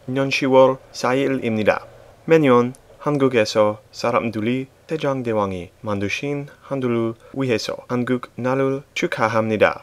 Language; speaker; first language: Korean; non-native, learner; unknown